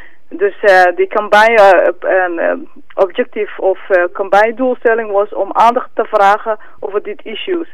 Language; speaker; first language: Dutch; non-native, fluent; Somali